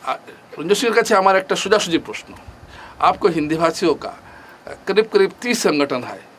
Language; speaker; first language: Hindi; non-native, local second language; Bangla